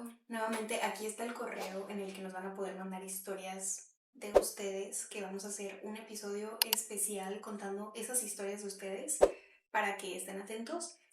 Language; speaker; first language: Spanish; native; Spanish